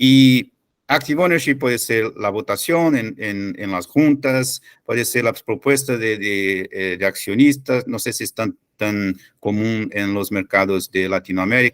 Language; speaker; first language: Spanish; non-native, fluent; Portuguese